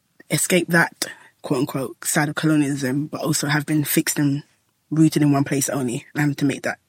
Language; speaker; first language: English; native; English